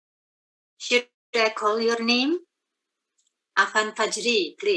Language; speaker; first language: English; non-native, fluent; Indonesian